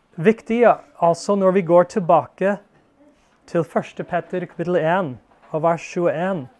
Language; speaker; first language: Norwegian; non-native, fluent; English